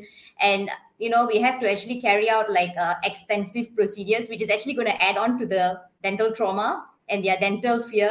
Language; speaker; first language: English; non-native, local second language; Tamil